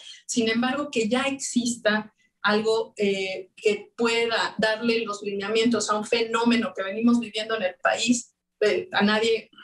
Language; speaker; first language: Spanish; native; Spanish